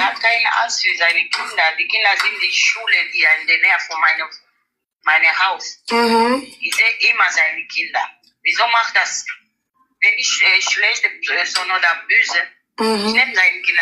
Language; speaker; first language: German; non-native, learner; Nigerian Pidgin